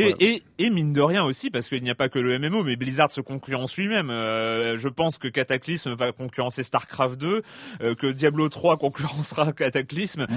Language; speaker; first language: French; native; French